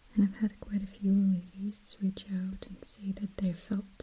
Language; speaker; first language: English; non-native, fluent; Russian